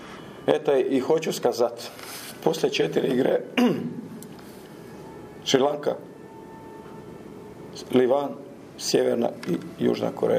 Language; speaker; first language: Russian; non-native, learner; Croatian